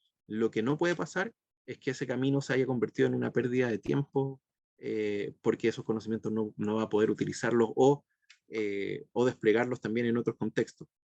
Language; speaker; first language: Spanish; native; Spanish